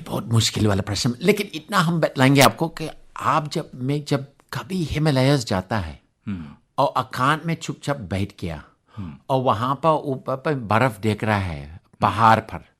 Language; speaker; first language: Hindi; non-native, fluent; English